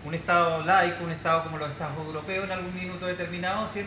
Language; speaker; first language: Spanish; native; Spanish